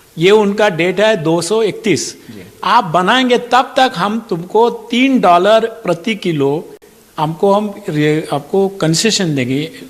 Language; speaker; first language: Hindi; non-native, local second language; Marathi